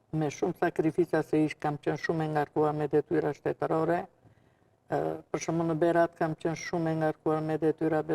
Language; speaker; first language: Albanian; non-native, local second language; Romany